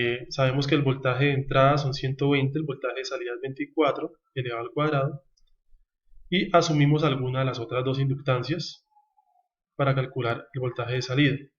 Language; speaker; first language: Spanish; native; Spanish